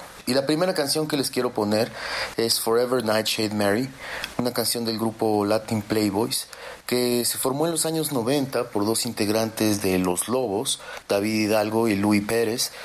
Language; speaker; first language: Spanish; native; Spanish